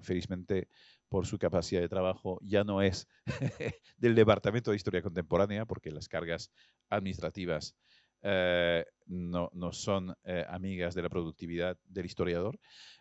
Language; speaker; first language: Spanish; non-native, fluent; French